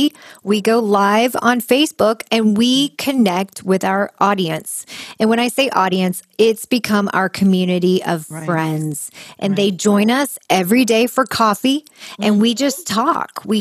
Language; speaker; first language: English; native; English